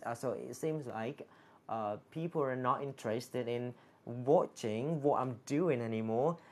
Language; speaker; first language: English; non-native, fluent; Thai